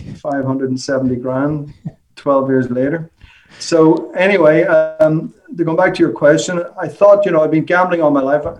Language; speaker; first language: English; native; English